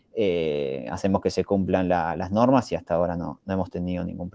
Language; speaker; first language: Spanish; native; Spanish